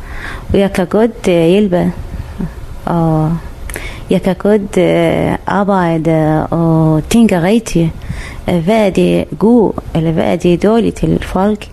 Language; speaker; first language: Danish; non-native, learner; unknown